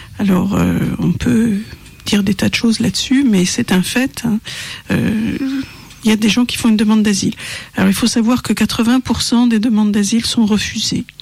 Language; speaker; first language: French; native; French